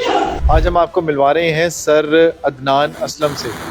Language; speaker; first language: Urdu; native; Urdu